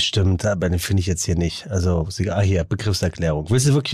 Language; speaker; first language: German; native; German